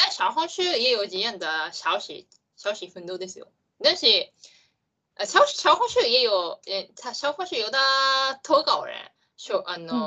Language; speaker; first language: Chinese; non-native, learner; Japanese